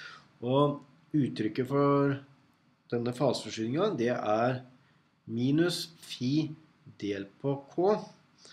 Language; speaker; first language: Norwegian; native; Norwegian